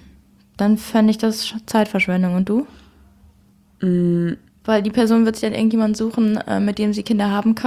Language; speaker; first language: German; native; German